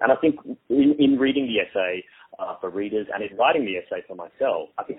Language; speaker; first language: English; native; English